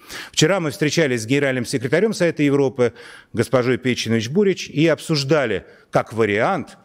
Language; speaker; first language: Russian; native; Russian